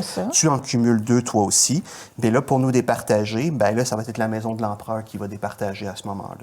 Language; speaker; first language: French; native; French